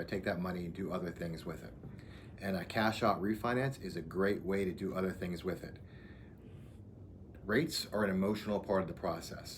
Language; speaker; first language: English; native; English